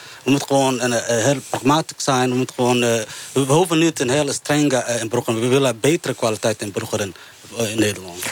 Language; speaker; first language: Dutch; non-native, fluent; Somali